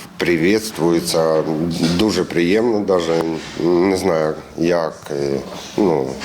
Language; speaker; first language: Ukrainian; non-native, local second language; Russian